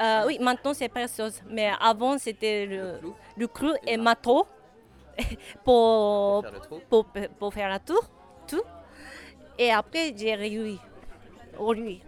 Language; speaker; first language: French; non-native, learner; Japanese